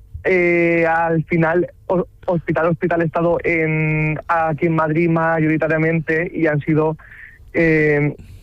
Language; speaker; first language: Spanish; native; Spanish